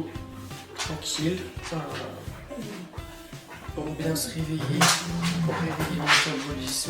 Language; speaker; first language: French; native; French